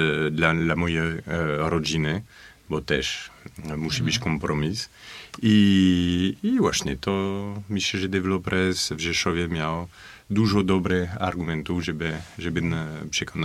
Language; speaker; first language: Polish; non-native, fluent; French